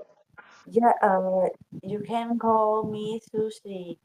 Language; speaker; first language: English; non-native, learner; Khmer